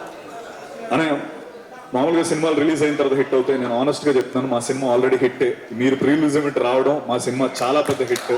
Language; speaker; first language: Telugu; native; Telugu